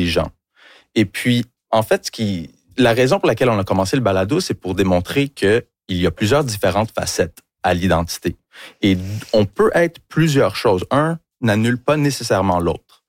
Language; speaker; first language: French; early bilingual, heritage; French